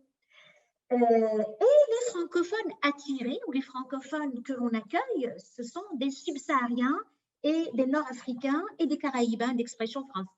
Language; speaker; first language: French; native; French